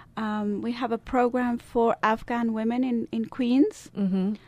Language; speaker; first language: English; non-native, fluent; Italian